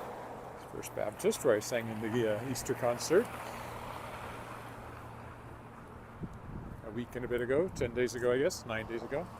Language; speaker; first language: English; native; English